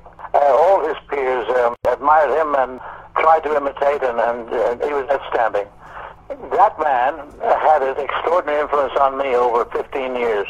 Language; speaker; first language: English; native; English